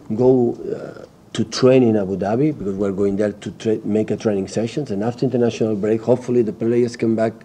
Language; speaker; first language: English; non-native, fluent; Catalan